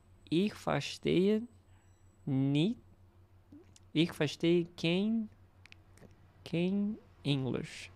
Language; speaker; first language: German; non-native, learner; Portuguese